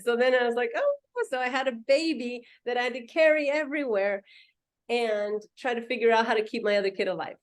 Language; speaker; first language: English; native; English